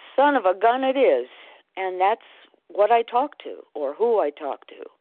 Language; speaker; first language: English; native; English